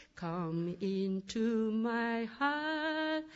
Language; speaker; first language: English; non-native, fluent; Korean